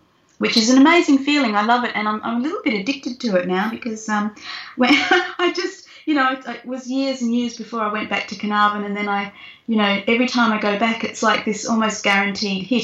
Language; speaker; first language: English; native; English